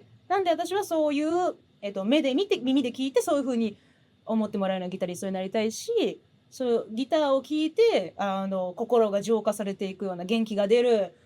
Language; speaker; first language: Japanese; native; Japanese